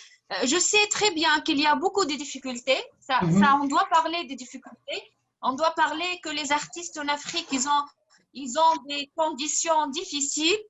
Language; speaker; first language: French; non-native, fluent; Arabic